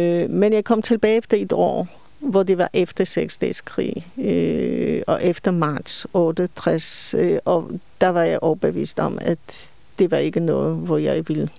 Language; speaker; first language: Danish; non-native, fluent; Polish